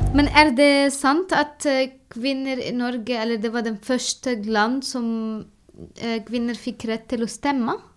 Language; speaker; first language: Norwegian; non-native, learner; Arabic